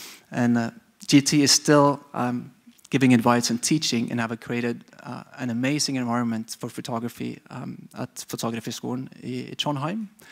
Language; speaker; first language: English; non-native, fluent; Norwegian